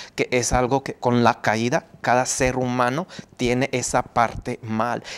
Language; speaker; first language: Spanish; non-native, fluent; Romanian